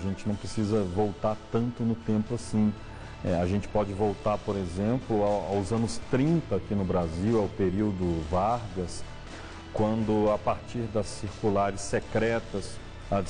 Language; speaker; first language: Portuguese; native; Portuguese